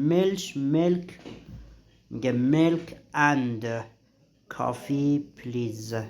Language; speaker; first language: English; non-native, learner; Persian